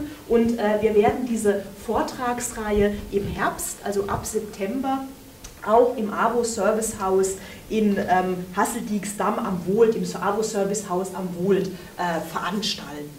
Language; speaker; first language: German; native; German